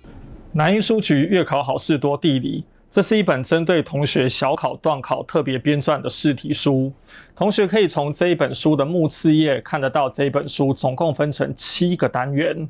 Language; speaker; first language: Chinese; native; Chinese